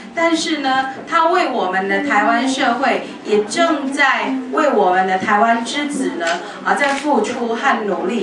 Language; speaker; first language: Chinese; native; Chinese